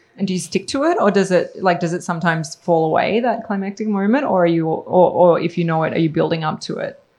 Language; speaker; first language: English; early bilingual, other home language; Serbian